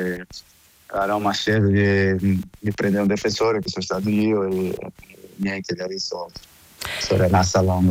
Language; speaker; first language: Italian; non-native, fluent; Portuguese